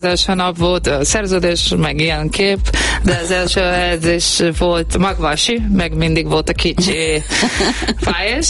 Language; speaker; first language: Hungarian; non-native, learner; Portuguese